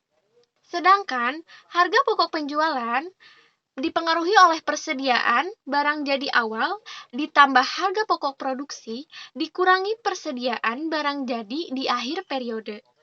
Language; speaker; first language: Indonesian; native; Indonesian